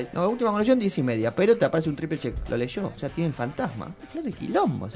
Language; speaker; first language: Spanish; native; Spanish